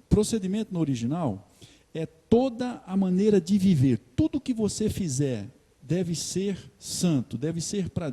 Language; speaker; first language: Portuguese; native; Portuguese